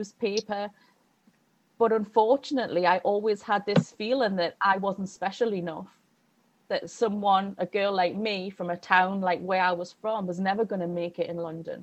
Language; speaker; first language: English; native; English